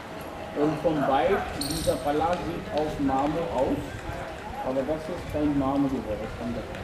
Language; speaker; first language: German; non-native, learner; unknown